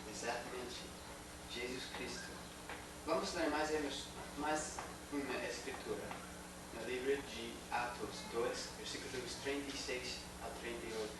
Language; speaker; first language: Portuguese; non-native, learner; English